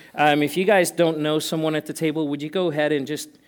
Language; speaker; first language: English; native; English